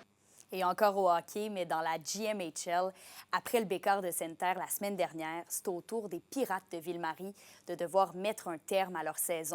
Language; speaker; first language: French; native; French